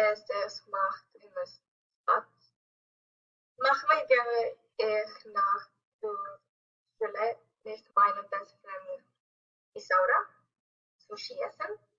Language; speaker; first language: German; non-native, learner; Spanish